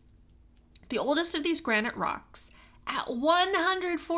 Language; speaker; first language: English; native; English